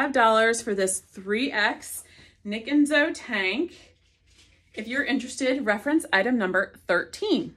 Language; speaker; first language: English; native; English